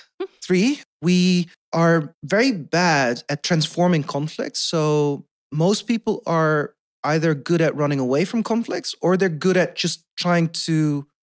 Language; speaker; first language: English; non-native, fluent; Dutch